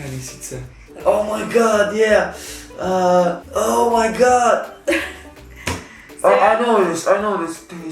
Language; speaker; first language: English; non-native, fluent; Italian